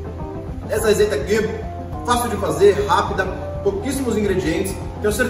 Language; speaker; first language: Portuguese; native; Portuguese